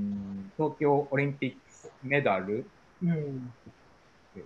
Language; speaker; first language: English; non-native, learner; Japanese